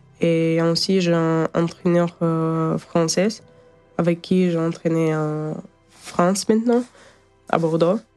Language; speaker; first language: French; non-native, learner; Ukrainian